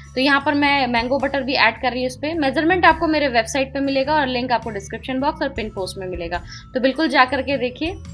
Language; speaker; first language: Hindi; native; Hindi